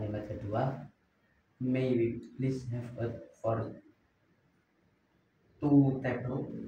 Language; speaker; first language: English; non-native, learner; Indonesian